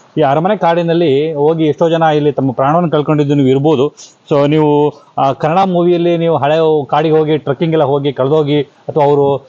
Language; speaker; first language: Kannada; native; Kannada